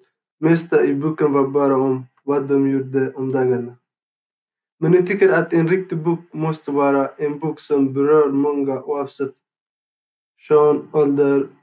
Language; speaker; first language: Swedish; non-native, learner; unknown